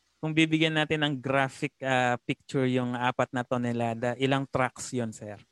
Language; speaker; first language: Filipino; non-native, local second language; Pampanga